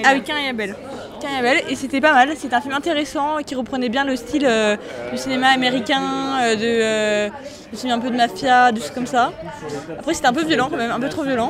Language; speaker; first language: French; native; French